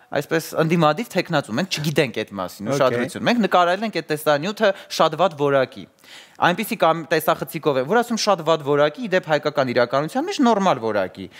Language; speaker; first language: Armenian; native; Armenian